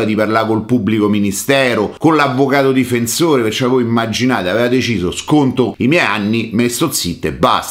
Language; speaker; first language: Italian; native; Italian